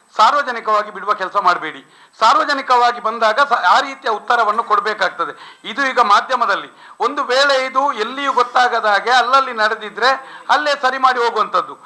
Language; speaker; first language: Kannada; non-native, local second language; Tulu